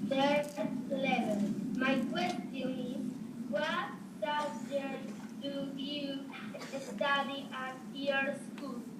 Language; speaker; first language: English; non-native, learner; Spanish